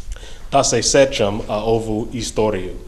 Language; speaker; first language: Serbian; non-native, learner; English